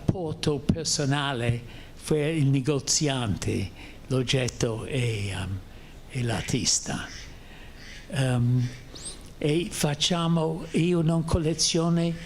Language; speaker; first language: Italian; non-native, fluent; English